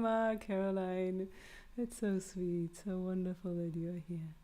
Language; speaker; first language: English; non-native, fluent; German